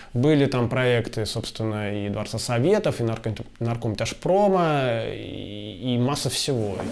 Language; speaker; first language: Russian; native; Russian